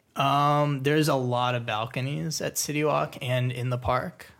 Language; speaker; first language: English; native; English